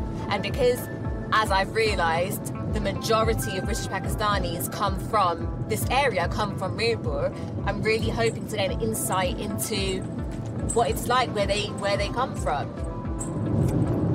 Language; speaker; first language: English; early bilingual, other home language; Hindi